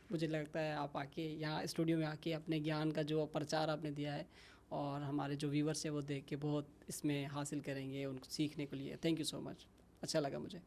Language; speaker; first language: Urdu; non-native, local second language; Sindhi